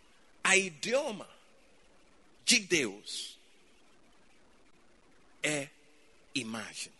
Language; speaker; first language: Portuguese; non-native, fluent; English